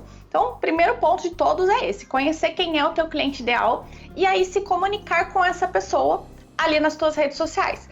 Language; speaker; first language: Portuguese; native; Portuguese